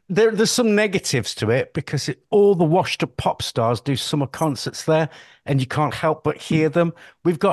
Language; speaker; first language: English; native; English